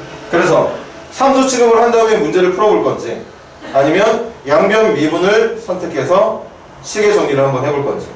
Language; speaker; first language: Korean; native; Korean